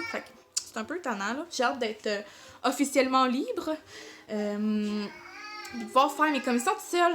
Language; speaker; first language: French; native; French